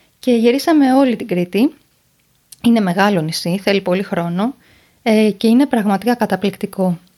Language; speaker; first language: Greek; native; Greek